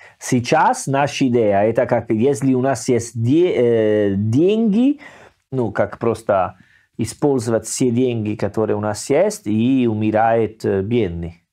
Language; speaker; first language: Russian; non-native, learner; Italian